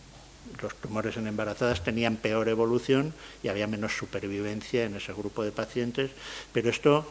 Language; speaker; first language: Spanish; native; Spanish